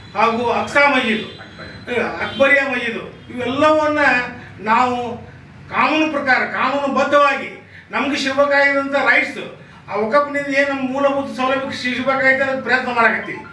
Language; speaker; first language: Kannada; non-native, local second language; Urdu